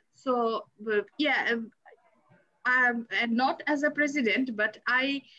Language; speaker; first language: English; non-native, learner; Bangla